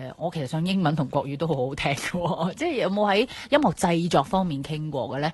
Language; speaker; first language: Cantonese; native; Cantonese